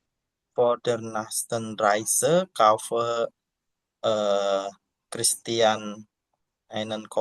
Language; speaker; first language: German; non-native, learner; Indonesian